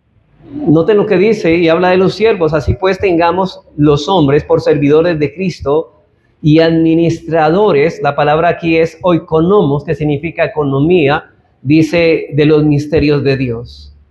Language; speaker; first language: Spanish; native; Spanish